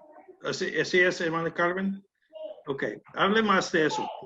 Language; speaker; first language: Spanish; non-native, learner; English